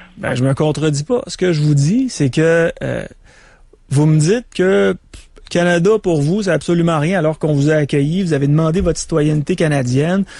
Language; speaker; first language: French; native; French